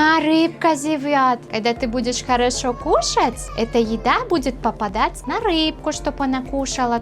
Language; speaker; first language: Russian; non-native, local second language; Uzbek